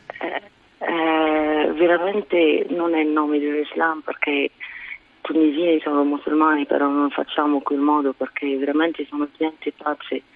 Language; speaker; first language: Italian; non-native, fluent; Arabic